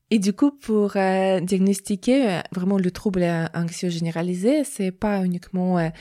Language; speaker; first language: French; non-native, fluent; Russian